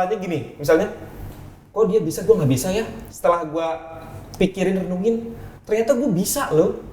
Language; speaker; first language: Indonesian; native; Indonesian